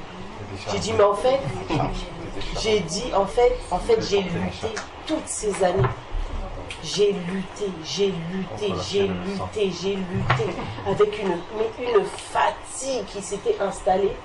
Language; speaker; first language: French; native; French